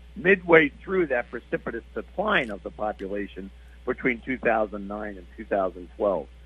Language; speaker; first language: English; native; English